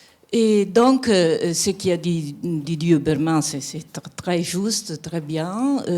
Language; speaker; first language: French; non-native, fluent; Italian